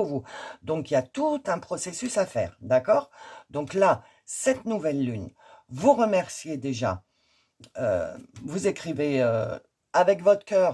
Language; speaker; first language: French; native; French